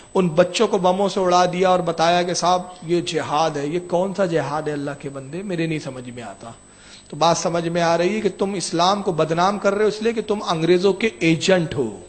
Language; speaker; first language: Urdu; native; Urdu